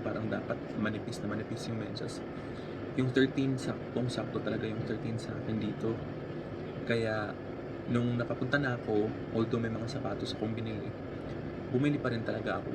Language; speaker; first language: Filipino; native; Filipino